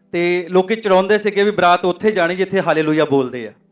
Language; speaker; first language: Hindi; native; Hindi